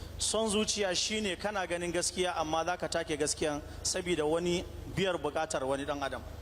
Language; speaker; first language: Hausa; native; Hausa